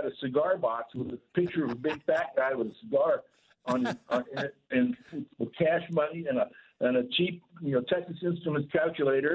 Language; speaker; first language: English; native; English